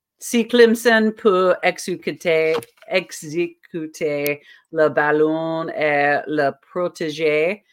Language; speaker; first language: French; non-native, learner; English